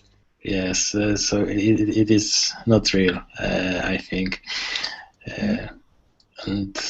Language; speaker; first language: English; non-native, learner; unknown